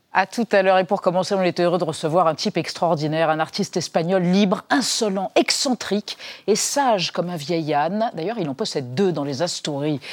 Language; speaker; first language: French; native; French